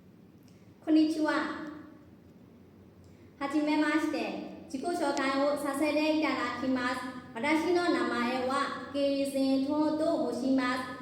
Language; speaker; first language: Japanese; non-native, learner; Burmese